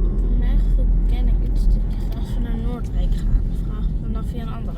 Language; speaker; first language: Dutch; native; Dutch